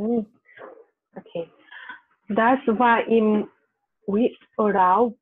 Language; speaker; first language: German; non-native, learner; Thai